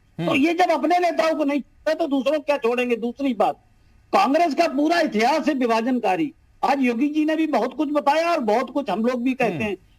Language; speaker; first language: Hindi; native; Hindi